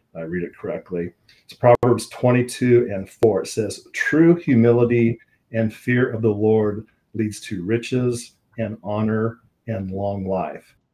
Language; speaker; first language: English; native; English